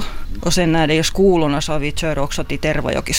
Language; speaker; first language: Swedish; non-native, local second language; Finnish